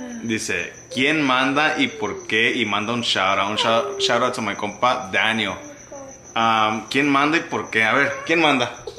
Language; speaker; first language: Spanish; early bilingual, heritage; Spanish